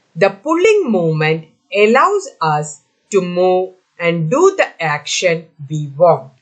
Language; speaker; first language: English; non-native, local second language; Malayalam